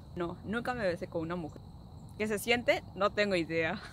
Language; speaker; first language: Spanish; native; Spanish